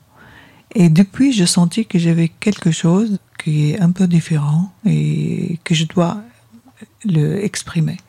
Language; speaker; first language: French; non-native, fluent; Arabic